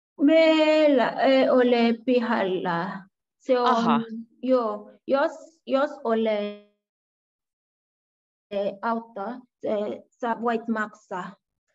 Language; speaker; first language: Finnish; non-native, learner; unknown